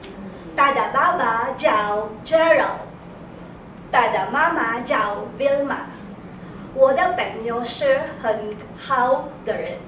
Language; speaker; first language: Chinese; non-native, learner; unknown